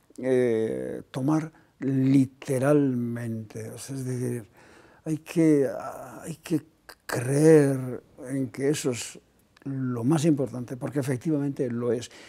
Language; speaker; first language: Spanish; non-native, local second language; Basque